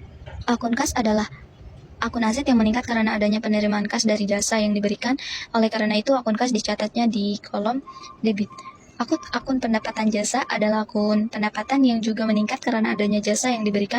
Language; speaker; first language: Indonesian; native; Indonesian